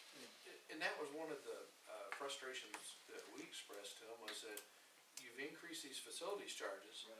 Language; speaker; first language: English; native; English